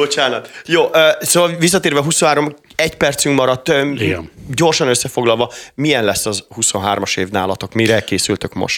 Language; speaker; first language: Hungarian; native; Hungarian